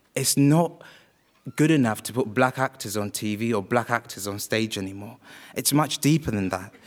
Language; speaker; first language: English; native; English